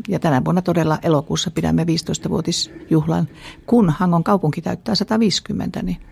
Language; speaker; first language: Finnish; native; Finnish